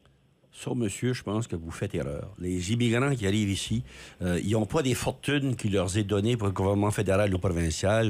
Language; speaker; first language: French; native; French